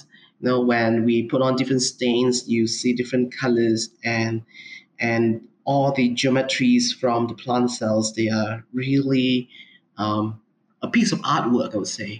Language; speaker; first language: English; non-native, local second language; Cantonese